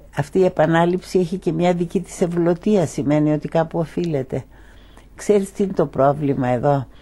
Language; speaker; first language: Greek; native; Greek